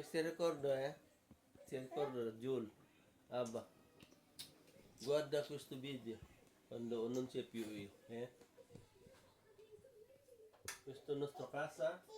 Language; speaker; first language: Italian; non-native, learner; Filipino